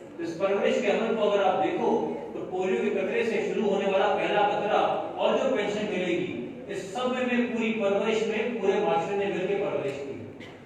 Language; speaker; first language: Urdu; non-native, local second language; Sindhi